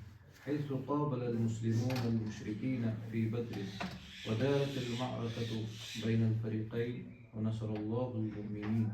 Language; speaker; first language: Arabic; non-native, learner; Urdu